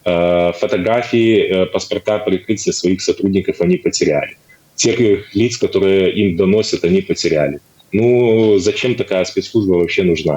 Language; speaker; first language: Russian; native; Russian